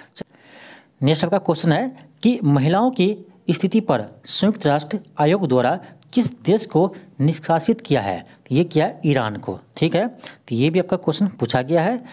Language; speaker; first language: Hindi; native; Hindi